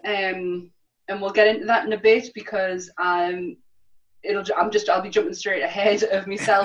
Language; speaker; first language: English; native; English